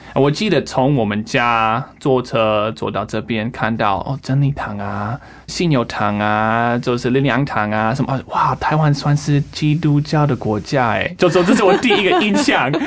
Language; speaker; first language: Chinese; non-native, fluent; English